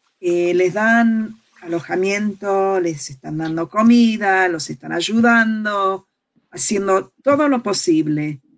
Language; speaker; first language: Spanish; early bilingual, heritage; Spanish